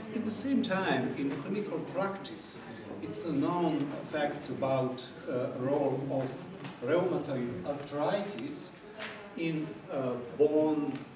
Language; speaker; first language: English; non-native, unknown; Serbian